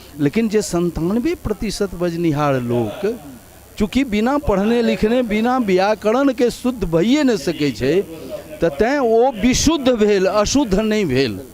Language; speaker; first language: Maithili; native; Maithili